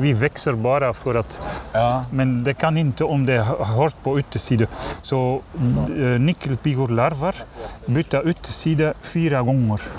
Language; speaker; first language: Swedish; non-native, learner; Dutch